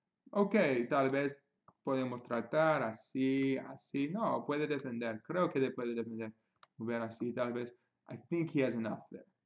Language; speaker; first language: Spanish; non-native, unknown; English